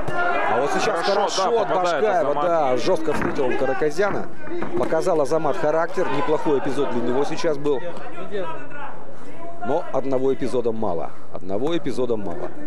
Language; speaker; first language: Russian; native; Russian